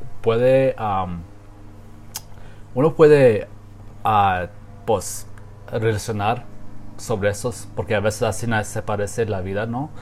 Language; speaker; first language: Spanish; non-native, learner; English